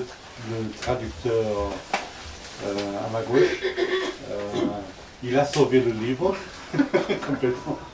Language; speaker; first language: French; non-native, fluent; Portuguese